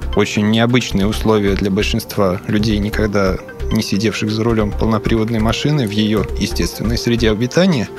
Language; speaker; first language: Russian; non-native, fluent; Serbian